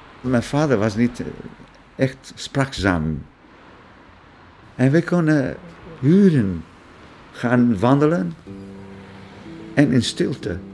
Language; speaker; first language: Dutch; non-native, fluent; Portuguese